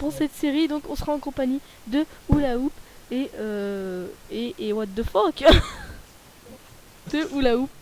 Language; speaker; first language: French; native; French